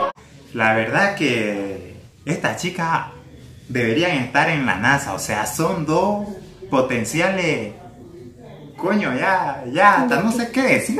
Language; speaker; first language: Spanish; native; Spanish